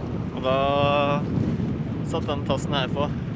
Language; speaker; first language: Norwegian; native; Norwegian